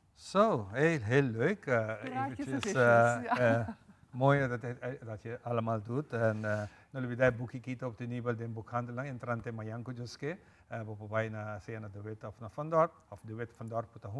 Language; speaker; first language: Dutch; non-native, local second language; Papiamento